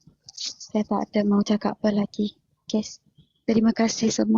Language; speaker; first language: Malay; non-native, local second language; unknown